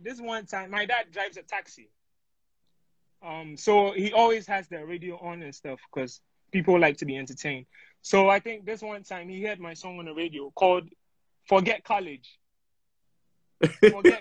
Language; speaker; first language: English; non-native, local second language; Akan